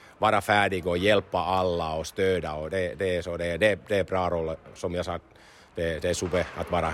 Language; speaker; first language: Swedish; non-native, learner; Finnish